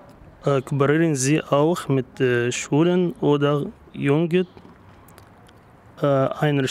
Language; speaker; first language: German; non-native, learner; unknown